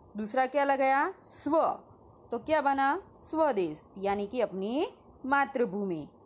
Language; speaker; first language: Hindi; non-native, local second language; Gujarati